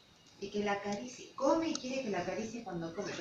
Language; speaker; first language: Spanish; native; Spanish